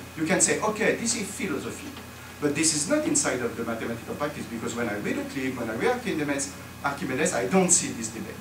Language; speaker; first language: English; non-native, fluent; French